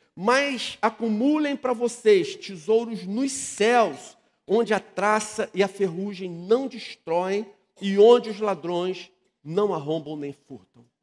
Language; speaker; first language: Portuguese; native; Portuguese